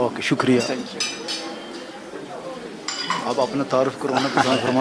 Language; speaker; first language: Urdu; native; Urdu